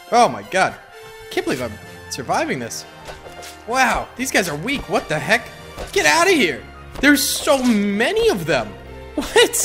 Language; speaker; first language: English; native; English